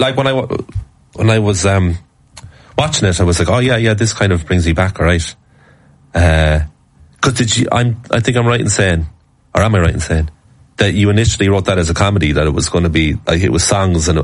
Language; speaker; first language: English; native; English